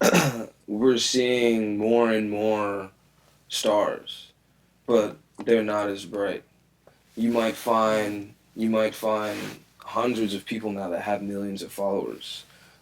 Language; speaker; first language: English; native; English